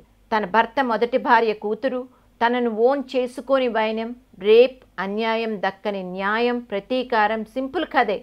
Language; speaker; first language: Telugu; native; Telugu